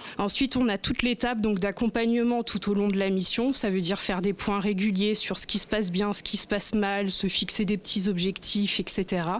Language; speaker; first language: French; native; French